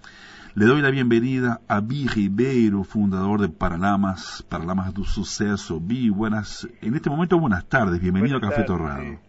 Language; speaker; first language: Spanish; native; Spanish